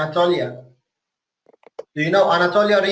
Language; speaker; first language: English; non-native, learner; Turkish